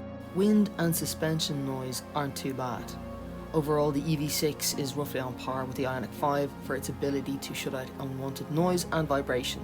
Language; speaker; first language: English; native; English